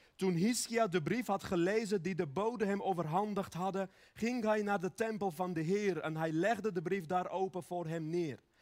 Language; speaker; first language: Dutch; early bilingual, other home language; Armenian